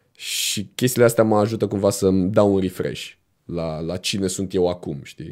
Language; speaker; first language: Romanian; native; Romanian